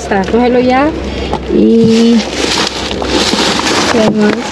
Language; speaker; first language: Spanish; non-native, learner; Filipino